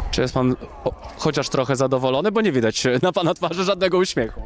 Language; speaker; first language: Polish; native; Polish